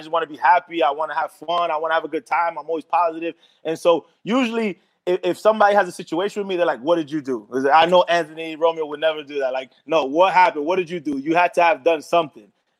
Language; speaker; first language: English; native; English